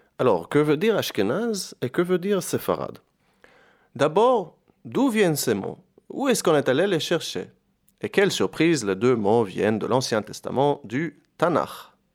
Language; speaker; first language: French; non-native, fluent; Hebrew